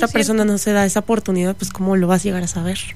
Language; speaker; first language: Spanish; native; Spanish